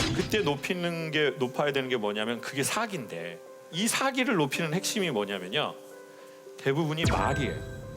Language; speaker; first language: Korean; native; Korean